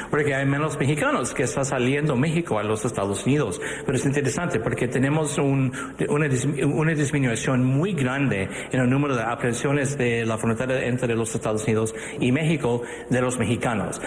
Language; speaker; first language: Spanish; early bilingual, other home language; English